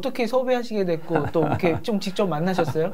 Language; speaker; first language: Korean; native; Korean